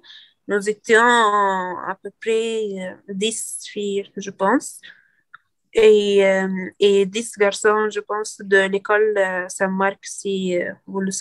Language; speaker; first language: French; non-native, learner; Arabic